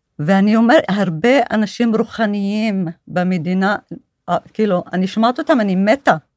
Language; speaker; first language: Hebrew; non-native, local second language; Arabic